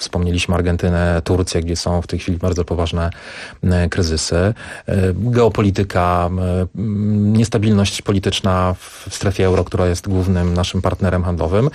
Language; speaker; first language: Polish; native; Polish